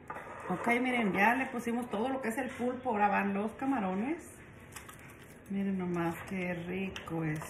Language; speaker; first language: Spanish; native; Spanish